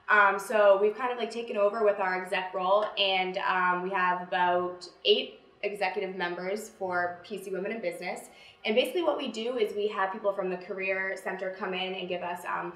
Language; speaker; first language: English; native; English